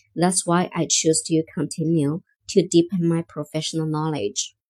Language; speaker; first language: English; non-native, fluent; Chinese